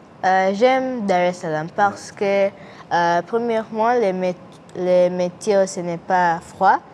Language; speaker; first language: French; non-native, learner; English